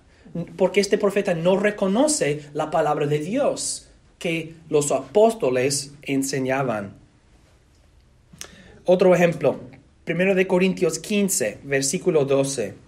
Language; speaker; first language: Spanish; non-native, fluent; English